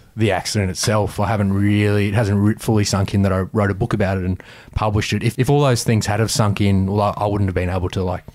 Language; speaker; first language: English; native; English